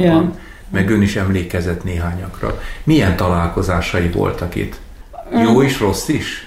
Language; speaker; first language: Hungarian; native; Hungarian